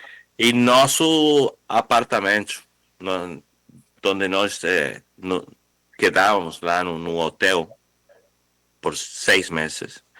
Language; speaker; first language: Portuguese; non-native, fluent; Spanish